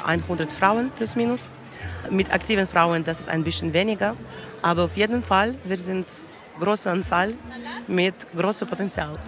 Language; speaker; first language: German; non-native, learner; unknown